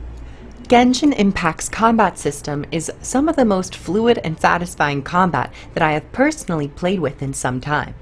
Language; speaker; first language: English; native; English